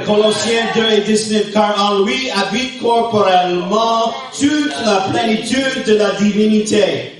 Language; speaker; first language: French; non-native, fluent; English